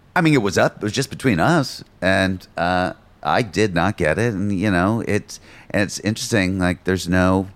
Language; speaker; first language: English; native; English